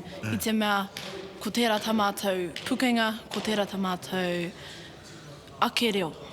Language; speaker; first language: Māori; non-native, local second language; English